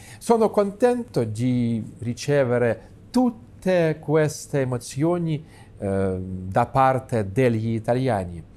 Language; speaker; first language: Italian; non-native, fluent; Russian